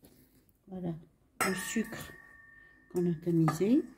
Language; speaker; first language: French; non-native, local second language; Arabic